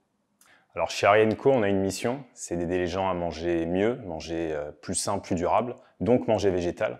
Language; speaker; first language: French; native; French